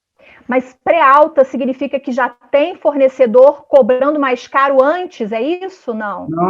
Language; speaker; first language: Portuguese; native; Portuguese